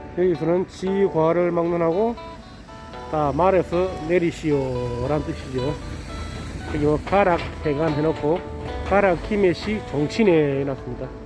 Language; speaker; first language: Korean; native; Korean